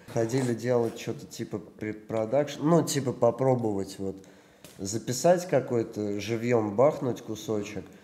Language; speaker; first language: Russian; native; Russian